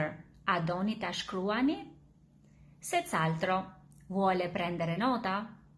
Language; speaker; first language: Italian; non-native, fluent; Albanian